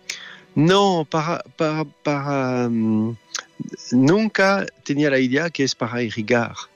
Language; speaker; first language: Spanish; non-native, learner; French